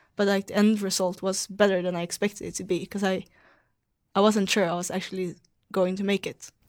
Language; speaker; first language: English; non-native, fluent; Swedish